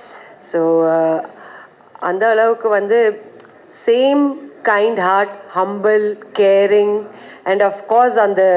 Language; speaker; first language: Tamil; non-native, fluent; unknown